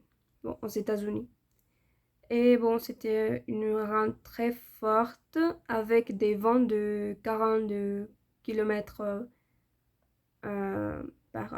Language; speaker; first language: French; non-native, learner; Spanish